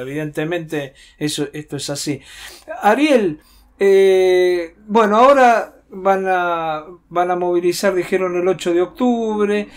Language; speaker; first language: Spanish; native; Spanish